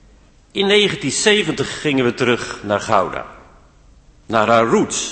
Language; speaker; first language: Dutch; native; Dutch